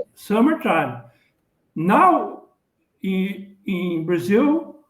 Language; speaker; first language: English; non-native, learner; Portuguese